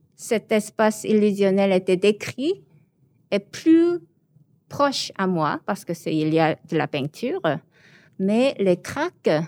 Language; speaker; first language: French; early bilingual, other home language; Korean